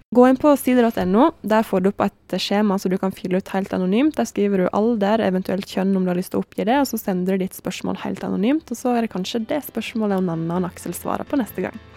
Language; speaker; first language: Norwegian; native; Norwegian